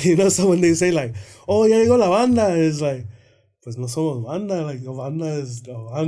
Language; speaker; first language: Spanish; early bilingual, heritage; Spanish